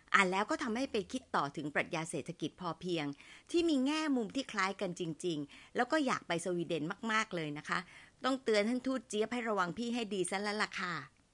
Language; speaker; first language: Thai; native; Thai